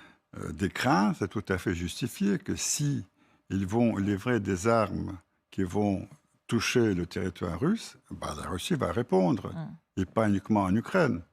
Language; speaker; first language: French; non-native, fluent; Russian